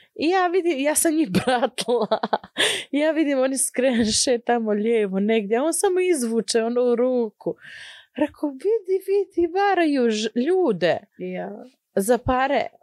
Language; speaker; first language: Croatian; early bilingual, heritage; Bosnian